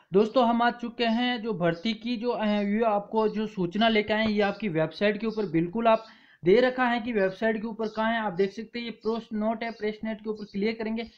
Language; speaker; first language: Hindi; native; Hindi